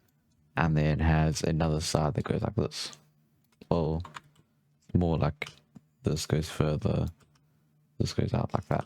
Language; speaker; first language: English; native; English